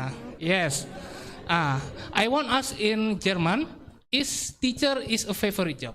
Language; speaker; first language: English; non-native, learner; Indonesian